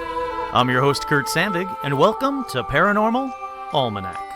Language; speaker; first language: English; native; English